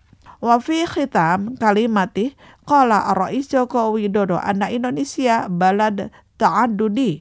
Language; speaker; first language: Arabic; non-native, fluent; Indonesian